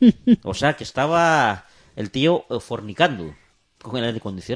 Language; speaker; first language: Spanish; native; Spanish